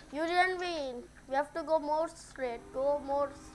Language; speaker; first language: English; non-native, learner; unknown